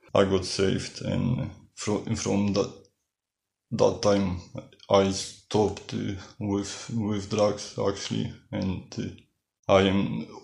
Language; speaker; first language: English; non-native, learner; Polish